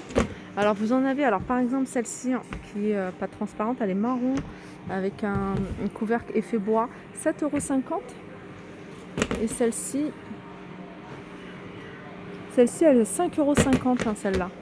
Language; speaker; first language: French; native; French